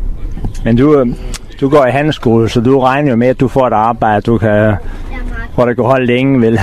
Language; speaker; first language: Danish; native; Danish